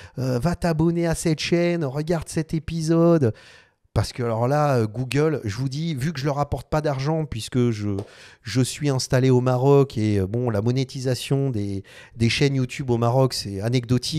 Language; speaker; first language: French; native; French